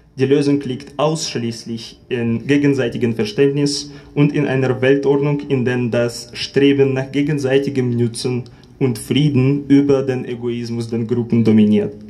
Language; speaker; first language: German; non-native, fluent; Ukrainian